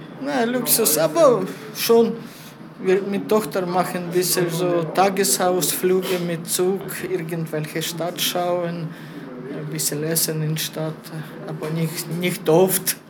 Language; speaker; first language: German; non-native, learner; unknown